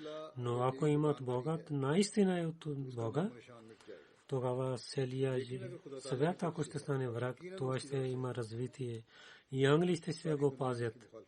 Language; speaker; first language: Bulgarian; non-native, learner; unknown